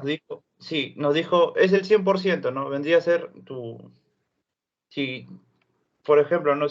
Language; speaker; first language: Spanish; native; Spanish